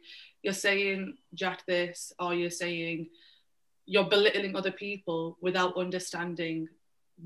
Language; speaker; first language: English; native; English